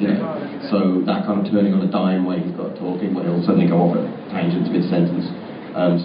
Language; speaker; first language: English; native; English